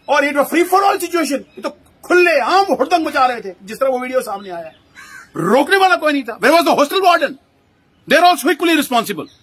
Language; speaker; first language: Hindi; native; Hindi